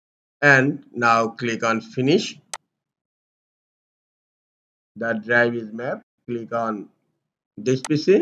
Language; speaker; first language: English; non-native, local second language; Bangla